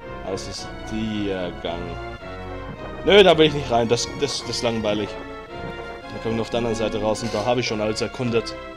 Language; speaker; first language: German; native; German